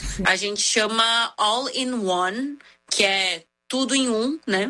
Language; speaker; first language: Portuguese; non-native, fluent; Korean